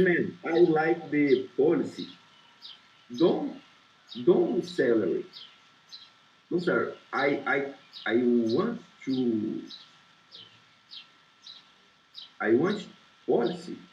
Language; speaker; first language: English; non-native, learner; Portuguese